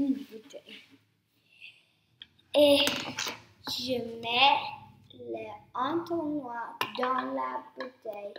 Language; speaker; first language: French; non-native, learner; English